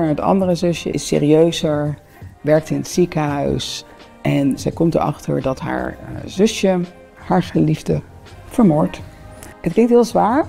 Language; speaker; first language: Dutch; native; Dutch